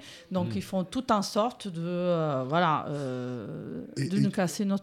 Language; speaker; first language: French; native; French